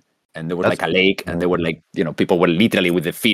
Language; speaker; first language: English; non-native, fluent; Spanish